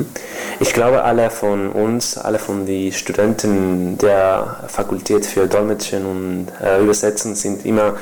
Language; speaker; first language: German; non-native, fluent; Spanish